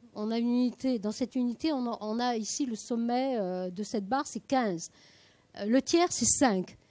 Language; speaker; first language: French; native; French